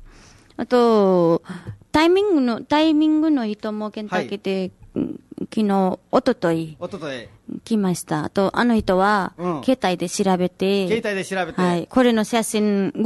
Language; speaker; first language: Japanese; non-native, learner; Nepali